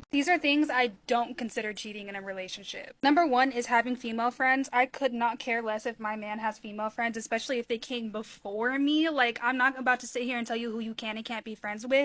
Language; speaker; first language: English; native; English